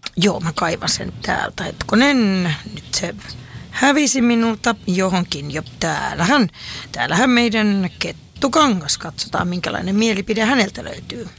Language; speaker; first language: Finnish; native; Finnish